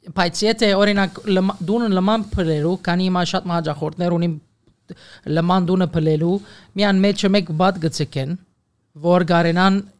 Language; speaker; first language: Armenian; early bilingual, heritage; Armenian